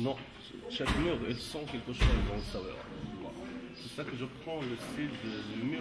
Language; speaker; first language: French; non-native, local second language; Arabic